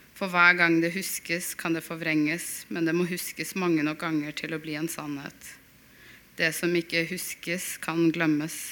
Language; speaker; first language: Norwegian; early bilingual, other home language; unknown